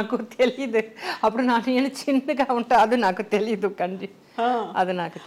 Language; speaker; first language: Telugu; non-native, local second language; Tamil